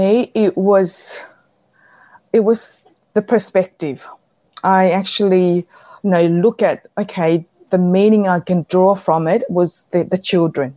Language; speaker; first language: English; non-native, fluent; Samoan